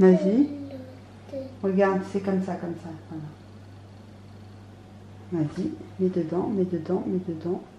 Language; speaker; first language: French; native; French